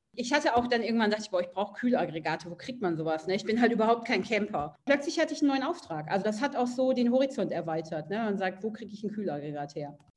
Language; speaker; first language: German; native; German